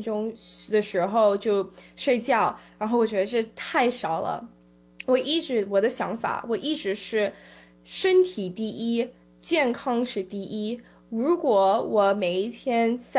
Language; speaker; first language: Chinese; early bilingual, heritage; Chinese